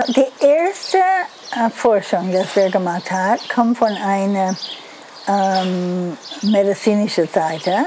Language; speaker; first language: German; non-native, fluent; English